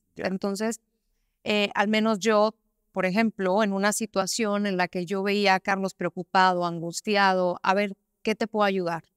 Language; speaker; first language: Spanish; native; Spanish